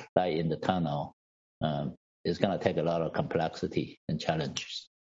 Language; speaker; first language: English; non-native, fluent; Chinese